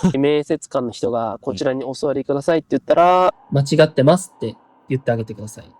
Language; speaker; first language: Japanese; native; Japanese